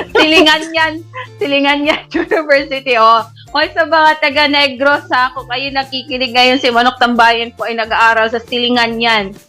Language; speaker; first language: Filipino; non-native, local second language; Cebuano